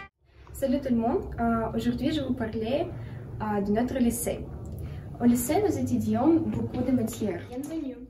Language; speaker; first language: French; non-native, learner; Russian